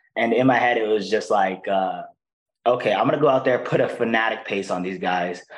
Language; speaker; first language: English; non-native, fluent; Portuguese